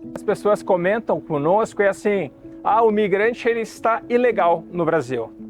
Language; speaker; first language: Portuguese; native; Portuguese